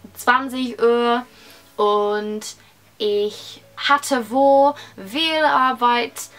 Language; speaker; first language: German; non-native, learner; English